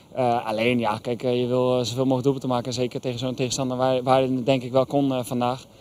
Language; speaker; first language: Dutch; native; Dutch